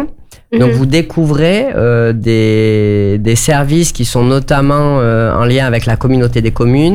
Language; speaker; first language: French; native; French